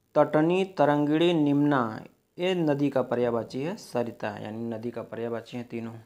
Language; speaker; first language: Hindi; native; Hindi